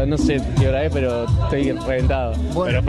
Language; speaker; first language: Spanish; native; Spanish